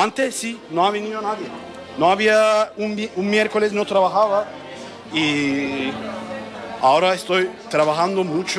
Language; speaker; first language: Spanish; non-native, learner; Turkish